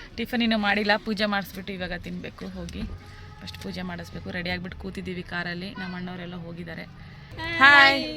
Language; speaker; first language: Kannada; non-native, local second language; Lambadi